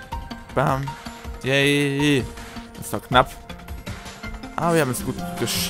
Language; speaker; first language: German; native; German